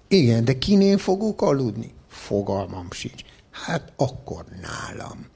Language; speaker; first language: Hungarian; native; Hungarian